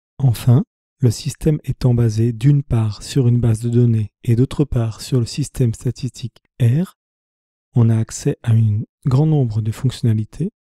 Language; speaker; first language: French; native; French